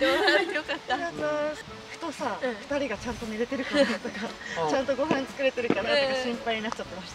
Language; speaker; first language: Japanese; native; Japanese